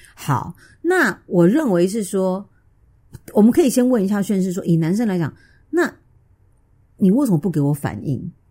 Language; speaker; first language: Chinese; native; Chinese